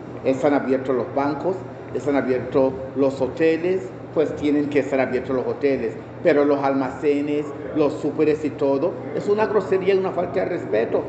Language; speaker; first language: Spanish; non-native, local second language; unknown